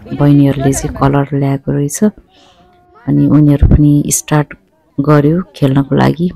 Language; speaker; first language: Nepali; non-native, local second language; Eastern Tamang